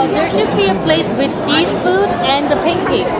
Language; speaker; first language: English; non-native, fluent; Korean